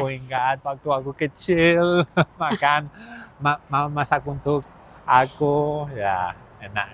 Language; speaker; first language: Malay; non-native, learner; Catalan